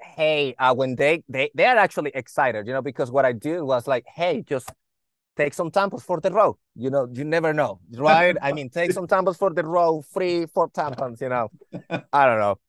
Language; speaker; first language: English; non-native, fluent; Spanish